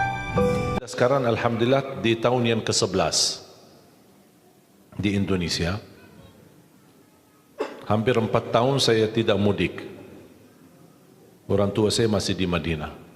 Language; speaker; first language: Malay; non-native, fluent; Arabic